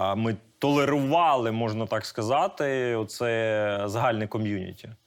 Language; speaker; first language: Ukrainian; native; Ukrainian